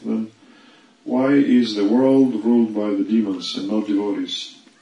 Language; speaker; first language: English; non-native, fluent; Russian